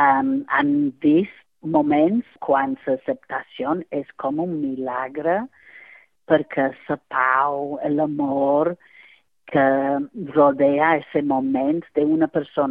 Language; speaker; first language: Catalan; non-native, fluent; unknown